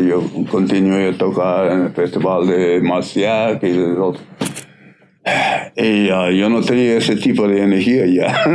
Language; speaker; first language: Spanish; non-native, learner; English